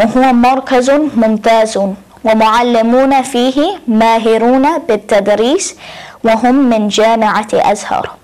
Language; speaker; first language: Arabic; non-native, learner; English